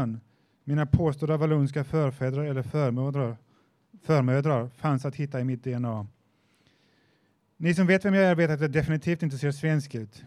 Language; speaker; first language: Swedish; native; Swedish